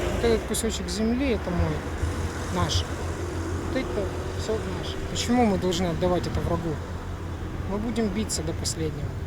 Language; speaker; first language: Russian; native; Russian